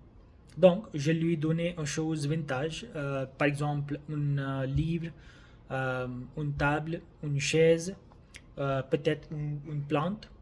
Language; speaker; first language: French; non-native, learner; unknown